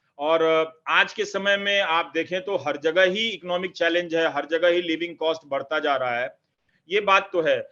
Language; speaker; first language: Hindi; native; Hindi